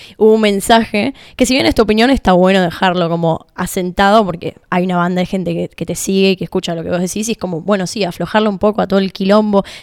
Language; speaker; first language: Spanish; native; Spanish